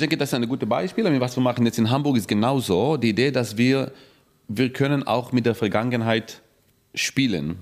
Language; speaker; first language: German; non-native, fluent; Hebrew